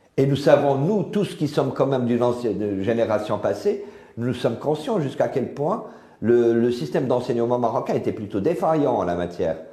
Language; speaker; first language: French; non-native, local second language; Arabic